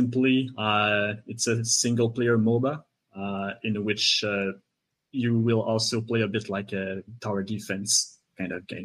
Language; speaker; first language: English; non-native, fluent; French